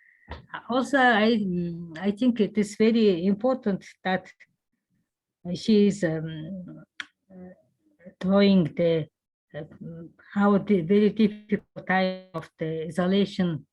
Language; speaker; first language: English; non-native, learner; Mongolian